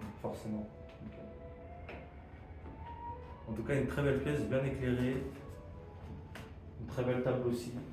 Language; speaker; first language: French; native; French